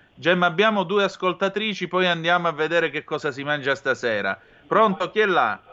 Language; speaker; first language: Italian; native; Italian